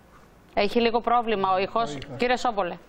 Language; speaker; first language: Greek; native; Greek